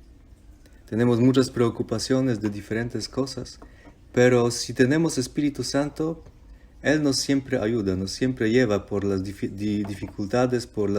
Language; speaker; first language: Spanish; non-native, fluent; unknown